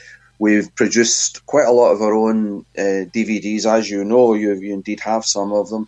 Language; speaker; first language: English; native; English